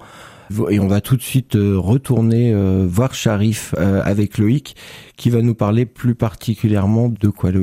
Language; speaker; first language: French; native; French